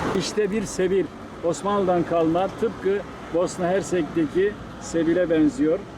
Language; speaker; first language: Turkish; native; Turkish